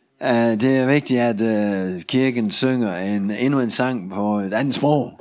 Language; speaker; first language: Danish; non-native, fluent; Russian